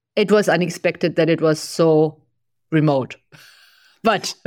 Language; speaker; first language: English; non-native, fluent; German